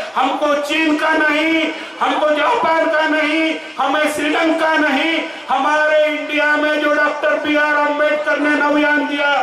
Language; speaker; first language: Hindi; non-native, local second language; Marathi